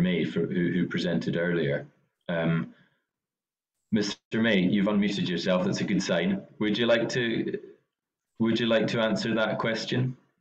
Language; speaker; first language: English; native; English